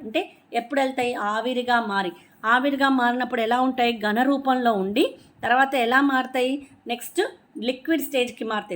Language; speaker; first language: Telugu; native; Telugu